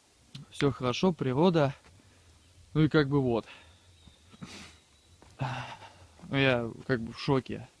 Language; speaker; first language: Russian; native; Russian